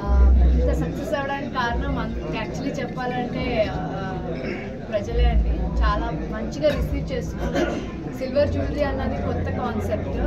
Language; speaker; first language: Telugu; native; Telugu